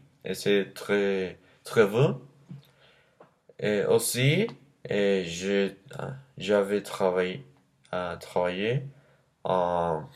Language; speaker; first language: French; non-native, learner; Spanish